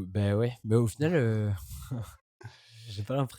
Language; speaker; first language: French; native; French